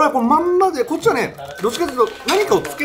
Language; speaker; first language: Japanese; native; Japanese